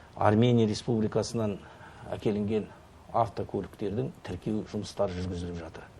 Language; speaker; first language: Kazakh; native; Kazakh